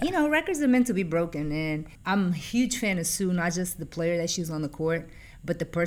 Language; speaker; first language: English; non-native, fluent; Portuguese